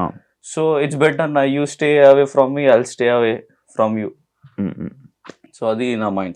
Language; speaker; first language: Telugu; non-native, learner; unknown